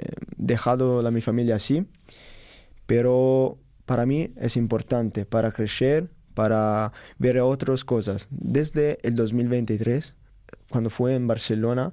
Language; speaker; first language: Spanish; non-native, learner; Italian